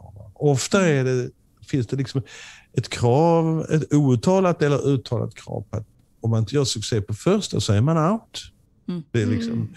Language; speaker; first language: Swedish; native; Swedish